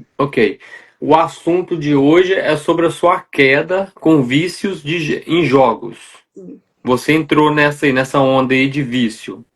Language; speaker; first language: Portuguese; native; Portuguese